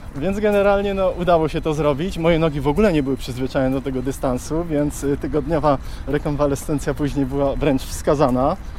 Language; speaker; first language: Polish; native; Polish